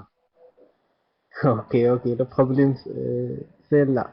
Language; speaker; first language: French; non-native, learner; Arabic